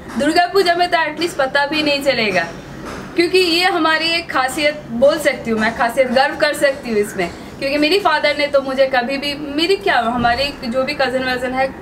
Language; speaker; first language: Hindi; non-native, local second language; Bangla